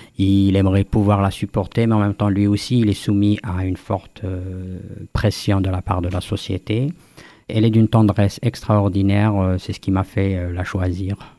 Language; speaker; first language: French; non-native, local second language; Kabyle